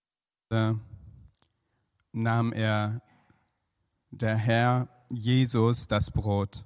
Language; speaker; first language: German; non-native, fluent; Persian